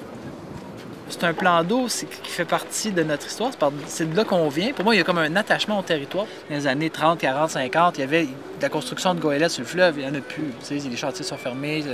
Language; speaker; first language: French; native; French